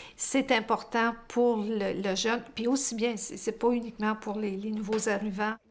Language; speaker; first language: French; native; French